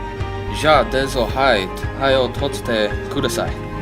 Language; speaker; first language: Japanese; non-native, learner; English